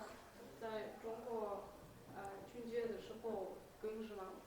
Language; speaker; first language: Chinese; non-native, learner; Kyrgyz